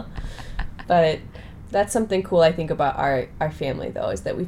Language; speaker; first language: English; native; English